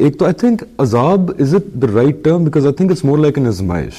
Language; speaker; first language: English; non-native, local second language; Urdu